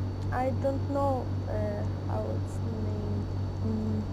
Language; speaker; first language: English; non-native, learner; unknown